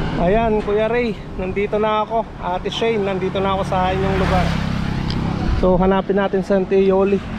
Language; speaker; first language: Filipino; native; Filipino